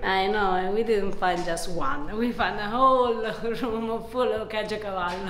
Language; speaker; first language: English; non-native, fluent; Italian